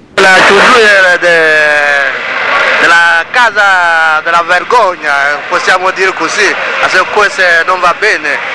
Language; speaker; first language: Italian; non-native, learner; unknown